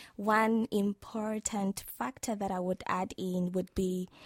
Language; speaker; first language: English; non-native, local second language; Swahili